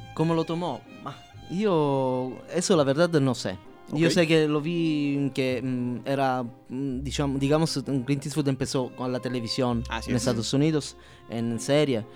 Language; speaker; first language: Spanish; non-native, learner; Sicilian